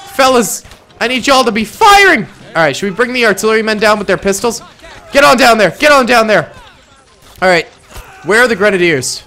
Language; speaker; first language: English; native; English